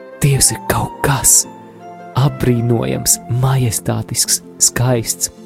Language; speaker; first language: Latvian; native; Latvian